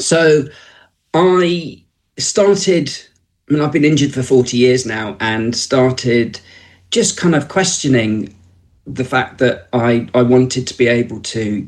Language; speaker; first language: English; native; English